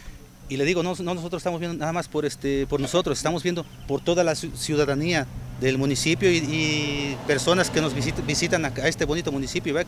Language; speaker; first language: Spanish; native; Spanish